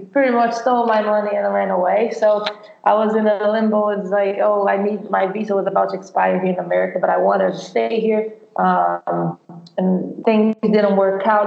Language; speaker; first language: English; non-native, fluent; Portuguese